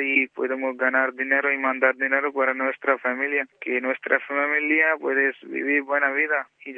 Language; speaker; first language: Spanish; non-native, learner; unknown